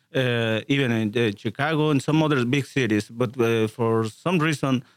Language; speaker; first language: English; non-native, fluent; Spanish